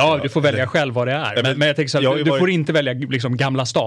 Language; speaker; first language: Swedish; native; Swedish